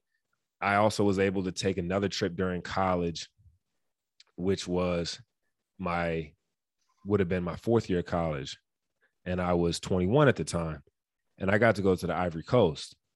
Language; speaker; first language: English; native; English